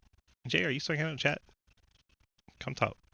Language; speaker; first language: English; native; English